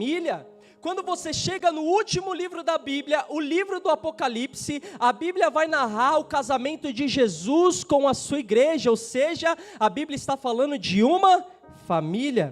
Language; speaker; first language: Portuguese; native; Portuguese